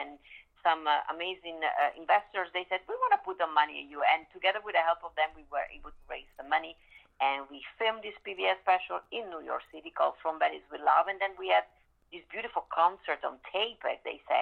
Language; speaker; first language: English; non-native, fluent; Italian